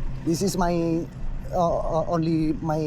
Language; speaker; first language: English; non-native, learner; Indonesian